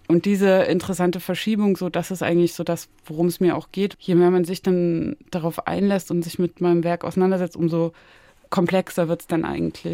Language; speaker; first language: German; native; German